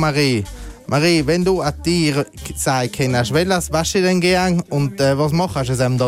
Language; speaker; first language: German; native; German